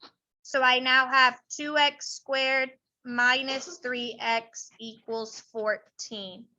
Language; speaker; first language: English; native; English